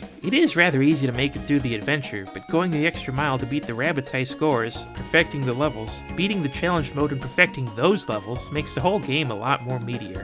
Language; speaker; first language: English; native; English